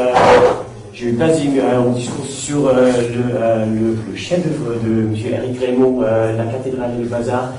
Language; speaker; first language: French; non-native, fluent; English